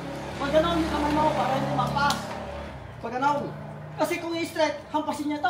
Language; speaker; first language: Filipino; native; Filipino